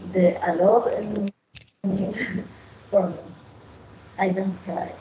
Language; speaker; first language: English; non-native, learner; Spanish